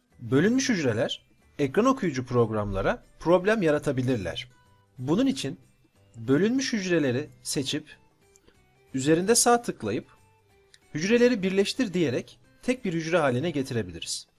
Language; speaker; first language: Turkish; native; Turkish